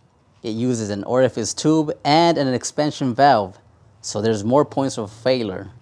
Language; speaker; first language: English; native; English